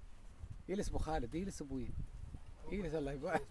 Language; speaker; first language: Arabic; native; Arabic